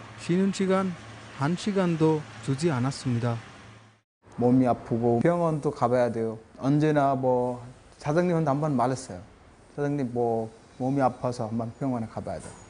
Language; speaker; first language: Korean; non-native, learner; Bangla